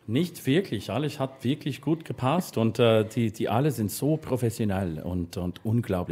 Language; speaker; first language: German; non-native, fluent; English